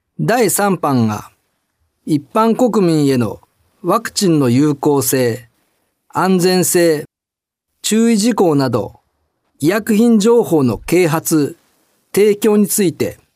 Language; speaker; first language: Japanese; native; Japanese